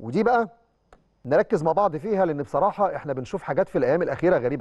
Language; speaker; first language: Arabic; native; Arabic